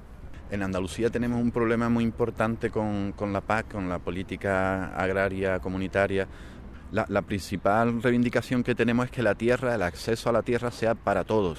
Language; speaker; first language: Spanish; native; Spanish